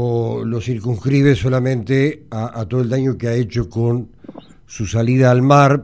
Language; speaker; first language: Spanish; native; Spanish